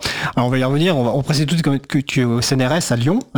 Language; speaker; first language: French; native; French